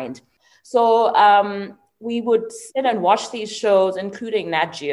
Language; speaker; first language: English; non-native, local second language; Xhosa